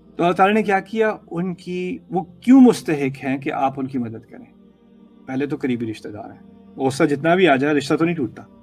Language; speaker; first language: Urdu; native; Urdu